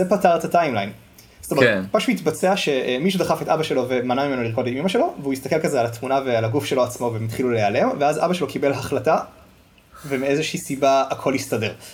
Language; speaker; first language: Hebrew; native; Hebrew